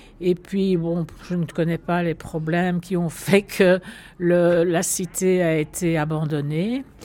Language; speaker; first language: French; native; French